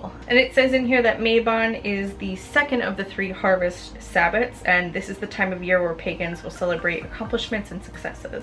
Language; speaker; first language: English; native; English